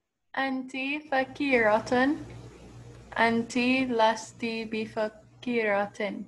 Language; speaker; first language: Arabic; non-native, learner; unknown